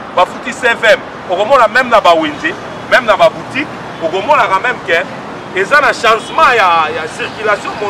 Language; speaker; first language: Lingala; non-native, local second language; Kongo